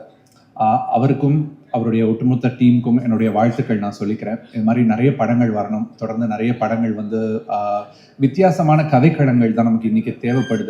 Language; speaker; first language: Tamil; native; Tamil